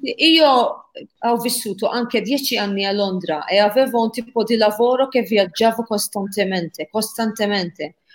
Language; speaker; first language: Italian; non-native, fluent; Maltese